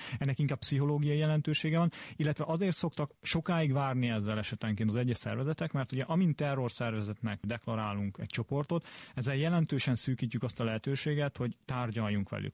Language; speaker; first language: Hungarian; native; Hungarian